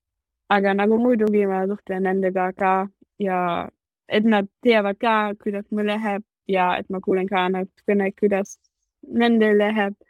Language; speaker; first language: Estonian; non-native, learner; German